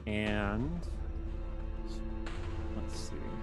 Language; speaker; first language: English; native; English